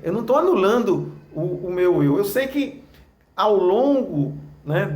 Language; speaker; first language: Portuguese; native; Portuguese